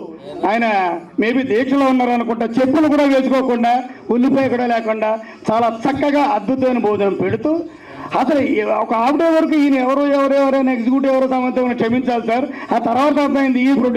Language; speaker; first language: Telugu; native; Telugu